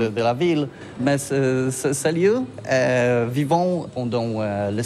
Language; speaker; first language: French; non-native, learner; Polish